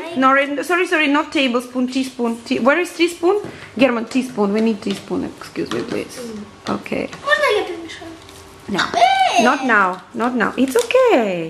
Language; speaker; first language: English; non-native, fluent; Russian